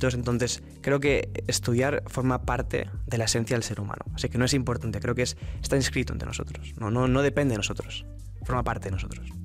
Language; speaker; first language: Spanish; native; Spanish